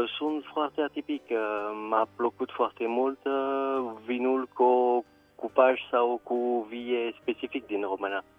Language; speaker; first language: Romanian; non-native, learner; French